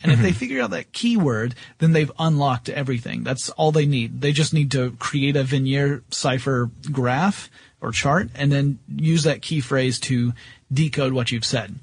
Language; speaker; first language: English; native; English